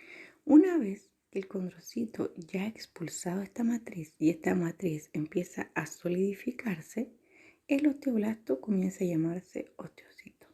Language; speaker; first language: Spanish; native; Spanish